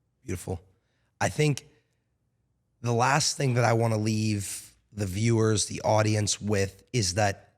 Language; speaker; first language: English; native; English